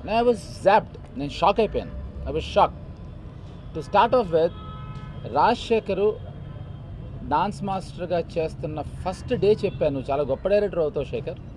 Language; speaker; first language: Telugu; native; Telugu